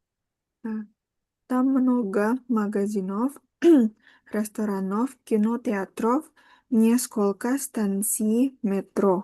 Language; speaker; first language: Russian; non-native, learner; Indonesian